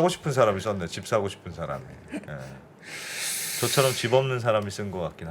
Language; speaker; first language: Korean; native; Korean